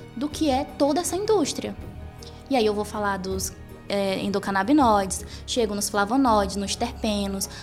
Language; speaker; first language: Portuguese; native; Portuguese